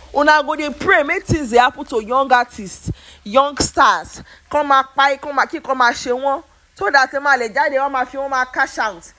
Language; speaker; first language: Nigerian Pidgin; non-native, local second language; Yoruba